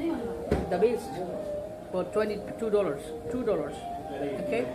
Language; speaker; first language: English; non-native, learner; Hindi